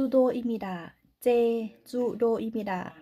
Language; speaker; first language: Korean; non-native, learner; Thai